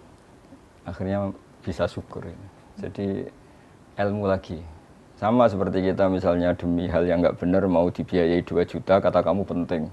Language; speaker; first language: Indonesian; native; Indonesian